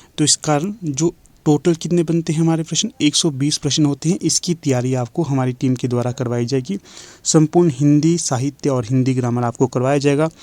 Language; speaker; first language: Hindi; native; Hindi